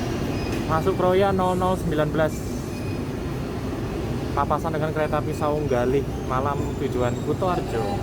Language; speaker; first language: Indonesian; native; Indonesian